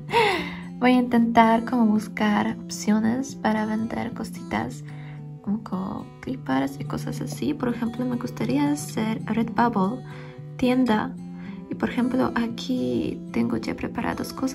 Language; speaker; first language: Spanish; non-native, learner; Polish